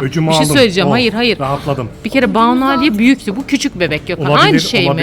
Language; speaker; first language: Turkish; native; Turkish